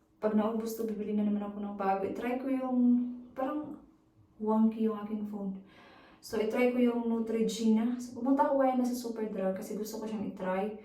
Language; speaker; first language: Filipino; native; Filipino